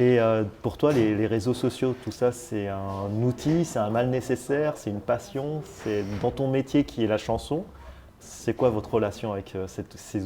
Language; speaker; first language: French; native; French